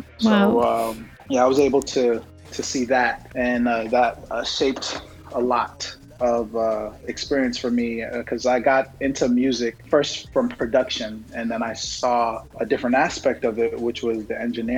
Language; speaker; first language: English; native; English